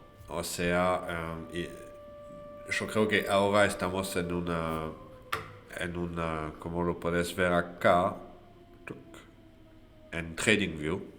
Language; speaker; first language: Spanish; non-native, fluent; French